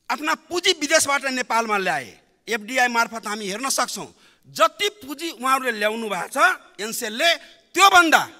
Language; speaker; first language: Nepali; non-native, local second language; Maithili